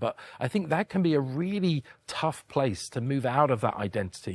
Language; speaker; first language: English; native; English